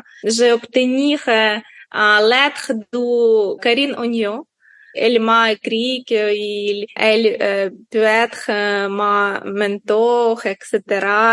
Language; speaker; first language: French; non-native, learner; Ukrainian